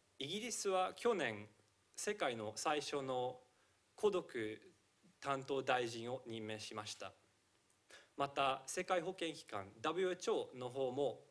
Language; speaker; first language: Japanese; non-native, fluent; English